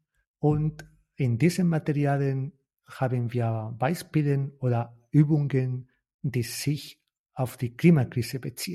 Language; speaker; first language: German; non-native, fluent; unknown